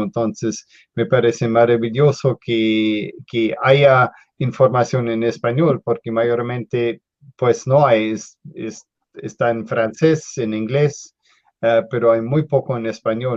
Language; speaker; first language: Spanish; non-native, fluent; English